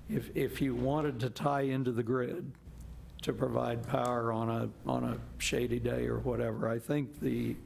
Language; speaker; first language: English; native; English